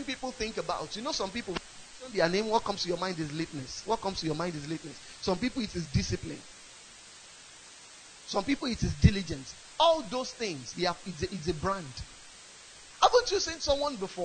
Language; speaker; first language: English; non-native, local second language; Yoruba